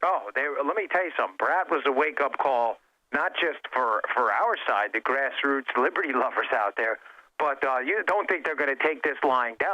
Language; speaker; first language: English; native; English